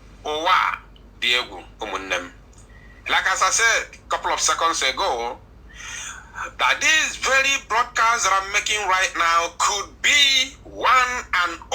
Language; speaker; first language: English; non-native, local second language; Igbo